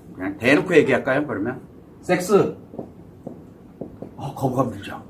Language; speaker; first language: Korean; native; Korean